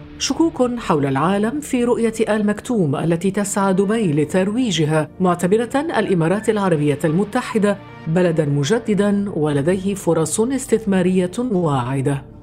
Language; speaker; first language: Arabic; native; Arabic